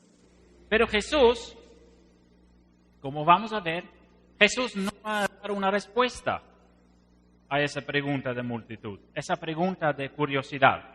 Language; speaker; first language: Spanish; non-native, fluent; Dutch